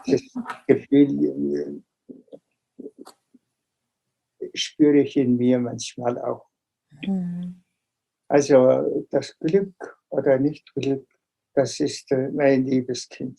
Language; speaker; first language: German; non-native, fluent; Tuvinian